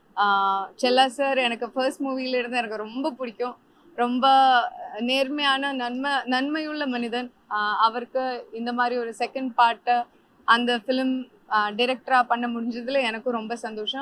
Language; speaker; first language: Tamil; non-native, fluent; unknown